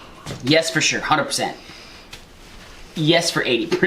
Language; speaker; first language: English; native; English